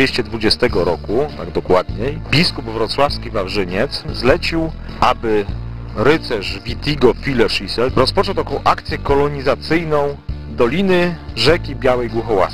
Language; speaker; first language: Polish; native; Polish